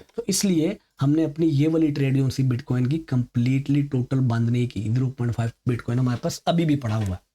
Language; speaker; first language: Urdu; native; Urdu